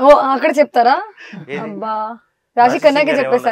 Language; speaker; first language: Telugu; non-native, local second language; Hindi